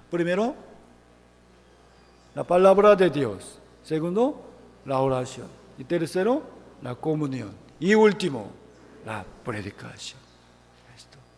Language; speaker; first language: Spanish; non-native, fluent; Korean